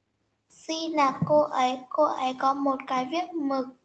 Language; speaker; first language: Vietnamese; native; Vietnamese